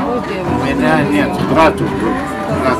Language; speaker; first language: Russian; non-native, local second language; Lithuanian